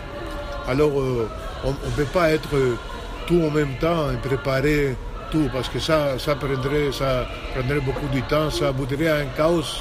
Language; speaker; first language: French; non-native, fluent; Greek